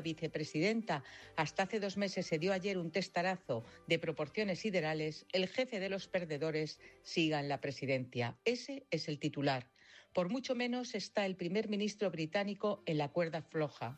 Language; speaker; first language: Spanish; native; Spanish